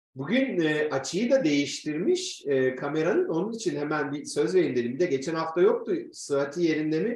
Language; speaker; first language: Turkish; native; Turkish